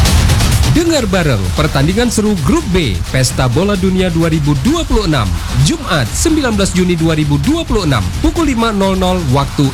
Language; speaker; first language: Indonesian; native; Indonesian